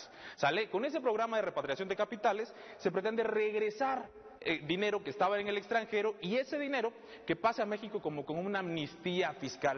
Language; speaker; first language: Spanish; native; Spanish